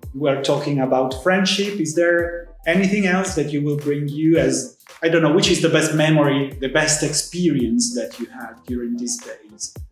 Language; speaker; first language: English; non-native, fluent; Italian